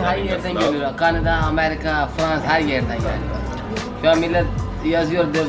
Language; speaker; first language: Turkish; non-native, fluent; Urdu